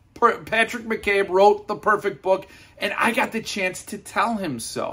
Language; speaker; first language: English; native; English